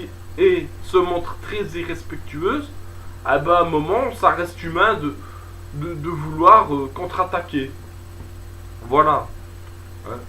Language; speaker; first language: French; native; French